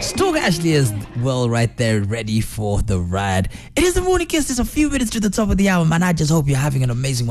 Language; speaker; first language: English; non-native, local second language; Swahili